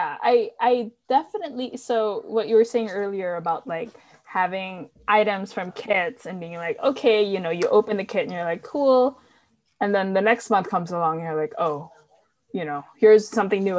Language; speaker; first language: English; non-native, local second language; Filipino